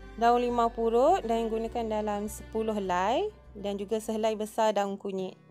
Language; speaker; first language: Malay; native; Malay